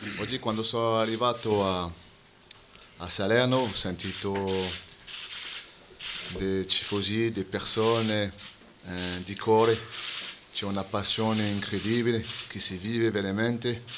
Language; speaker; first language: Italian; non-native, fluent; French